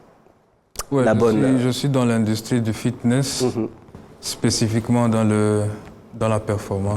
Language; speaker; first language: French; non-native, local second language; Kinyarwanda